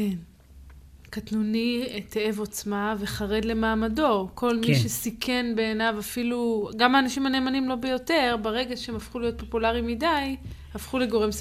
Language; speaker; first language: Hebrew; native; Hebrew